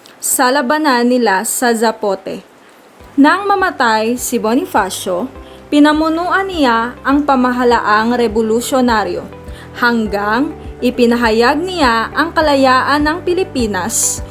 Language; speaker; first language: Filipino; non-native, local second language; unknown